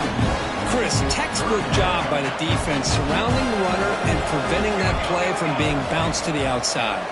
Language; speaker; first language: English; native; English